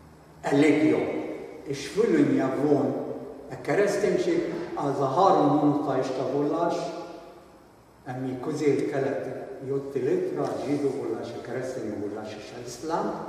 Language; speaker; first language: Hungarian; non-native, fluent; Arabic